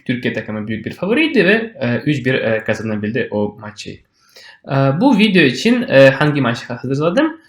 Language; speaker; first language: Turkish; non-native, fluent; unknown